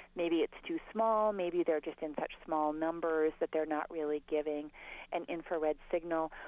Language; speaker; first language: English; native; English